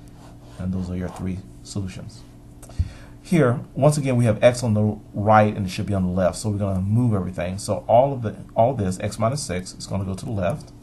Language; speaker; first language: English; native; English